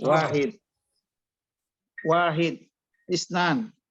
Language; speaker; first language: Arabic; non-native, learner; Indonesian